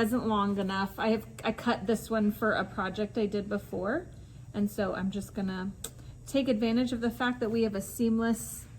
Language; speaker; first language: English; native; English